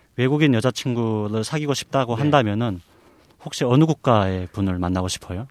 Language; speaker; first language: Korean; native; Korean